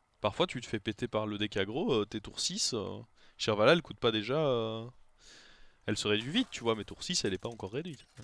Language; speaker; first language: French; native; French